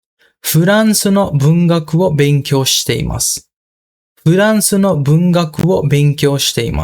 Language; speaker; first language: Japanese; non-native, fluent; Sinhala